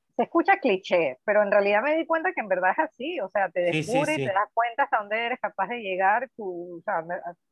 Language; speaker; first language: Spanish; native; Spanish